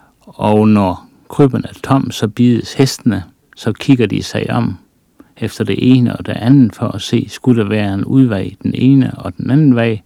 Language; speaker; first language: Danish; native; Danish